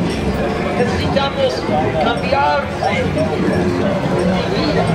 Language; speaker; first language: Spanish; non-native, learner; English